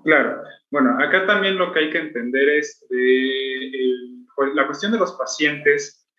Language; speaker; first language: Spanish; native; Spanish